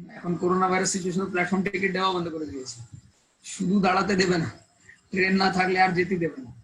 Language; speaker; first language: Bangla; non-native, local second language; Hindi